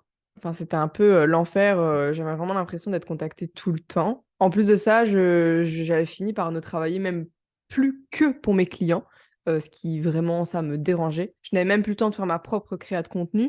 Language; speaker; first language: French; native; French